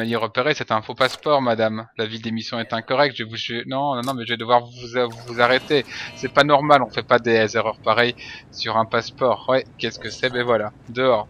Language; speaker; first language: French; native; French